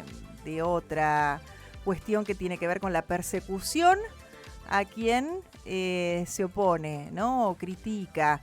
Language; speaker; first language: Spanish; native; Spanish